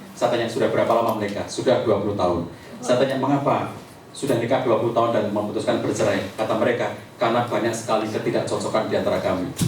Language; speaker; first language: Indonesian; native; Indonesian